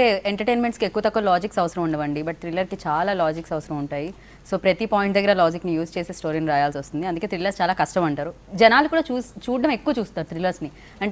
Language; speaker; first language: Telugu; native; Telugu